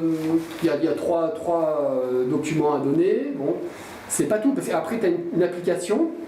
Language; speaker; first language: French; native; French